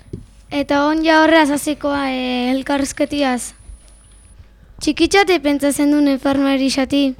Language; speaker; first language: Basque; native; Basque